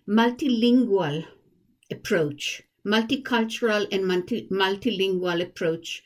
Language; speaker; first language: English; non-native, fluent; Hebrew